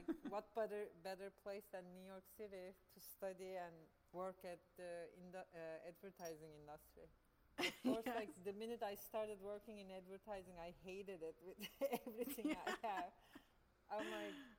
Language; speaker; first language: English; non-native, fluent; Turkish